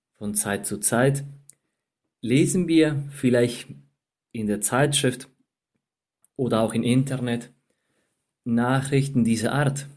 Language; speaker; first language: German; non-native, fluent; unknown